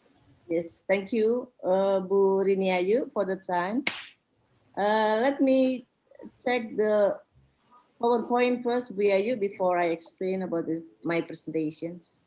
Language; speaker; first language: English; non-native, fluent; Indonesian